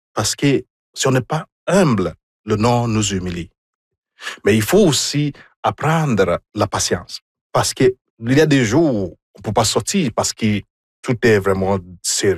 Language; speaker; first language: French; non-native, fluent; Igbo